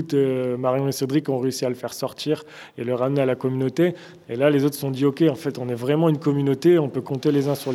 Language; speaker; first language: French; native; French